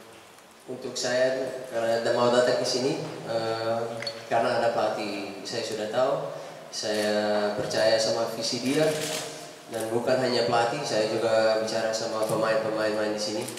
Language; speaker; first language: Indonesian; non-native, fluent; Dutch